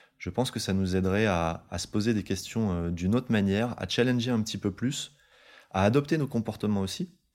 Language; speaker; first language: French; native; French